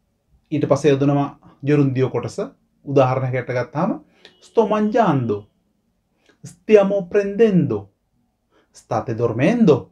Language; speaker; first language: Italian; non-native, fluent; Sinhala